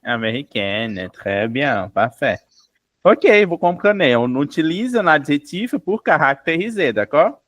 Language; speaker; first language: French; non-native, fluent; Portuguese